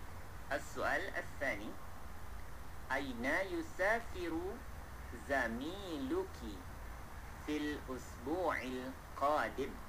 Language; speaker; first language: Arabic; non-native, fluent; Malay